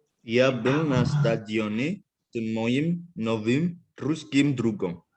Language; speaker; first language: Russian; non-native, learner; Indonesian